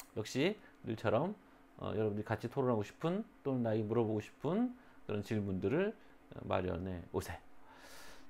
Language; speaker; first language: Korean; native; Korean